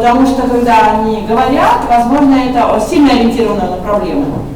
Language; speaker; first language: Russian; native; Russian